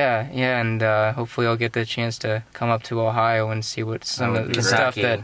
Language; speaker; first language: English; native; English